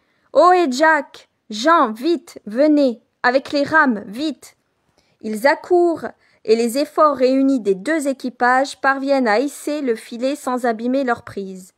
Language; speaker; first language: French; native; French